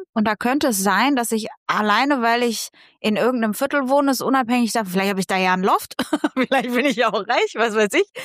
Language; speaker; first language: German; early bilingual, other home language; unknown